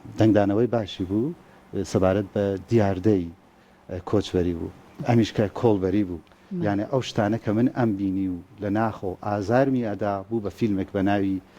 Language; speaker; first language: Central Kurdish; non-native, local second language; Gurani